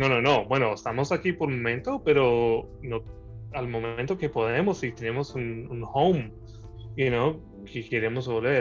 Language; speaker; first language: Spanish; early bilingual, heritage; Spanish